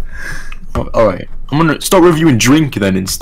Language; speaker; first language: English; native; English